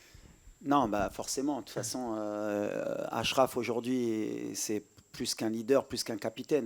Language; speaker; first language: French; native; French